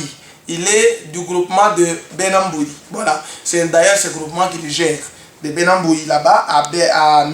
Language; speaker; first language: French; non-native, local second language; Luba-Lulua